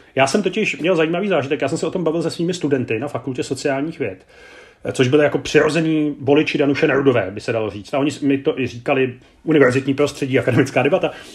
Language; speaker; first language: Czech; native; Czech